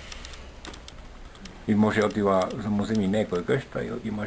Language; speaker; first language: Bulgarian; non-native, learner; Finnish